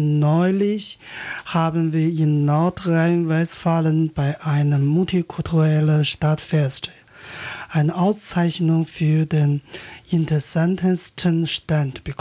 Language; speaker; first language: German; non-native, learner; Chinese